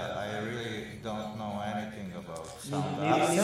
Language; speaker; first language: English; non-native, learner; Slovenian